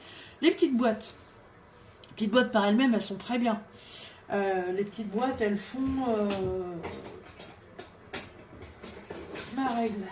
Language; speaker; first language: French; native; French